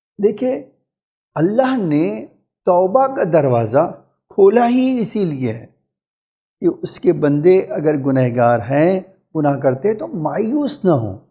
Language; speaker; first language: Urdu; native; Urdu